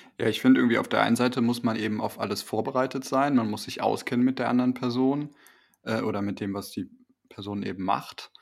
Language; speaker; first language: German; native; German